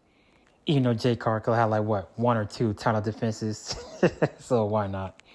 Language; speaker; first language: English; native; English